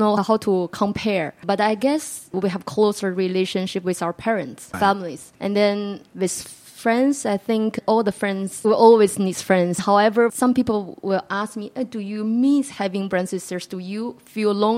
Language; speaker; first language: English; non-native, fluent; Chinese